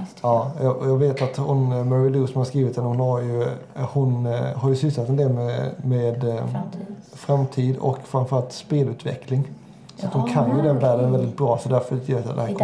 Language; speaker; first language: Swedish; native; Swedish